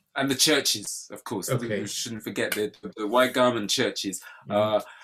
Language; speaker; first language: English; native; English